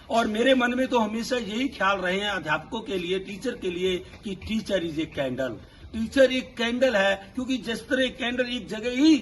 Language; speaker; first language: Hindi; non-native, local second language; Punjabi